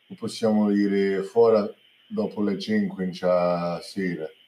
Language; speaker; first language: Italian; early bilingual, heritage; English